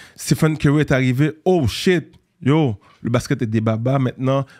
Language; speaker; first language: French; native; French